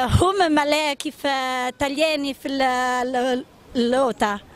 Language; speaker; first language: Arabic; non-native, learner; Italian